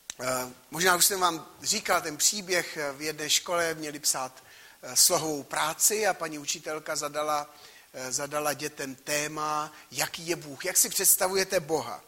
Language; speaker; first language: Czech; native; Czech